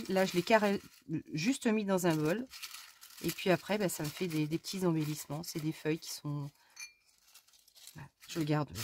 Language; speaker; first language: French; native; French